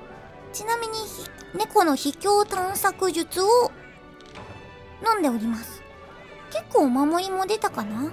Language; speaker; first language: Japanese; native; Japanese